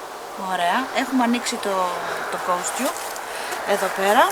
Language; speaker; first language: Greek; native; Greek